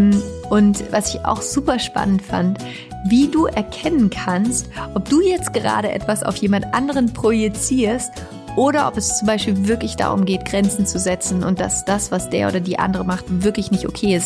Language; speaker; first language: German; native; German